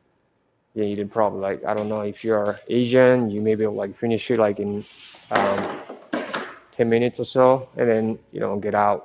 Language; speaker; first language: English; non-native, fluent; Japanese